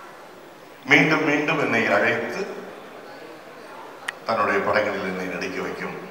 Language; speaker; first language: Tamil; native; Tamil